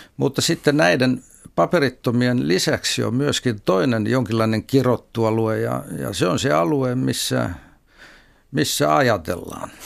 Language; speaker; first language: Finnish; native; Finnish